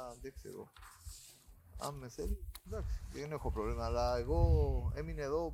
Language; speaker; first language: Greek; non-native, learner; Spanish